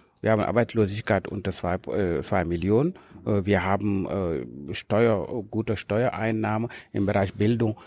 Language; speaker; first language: German; non-native, fluent; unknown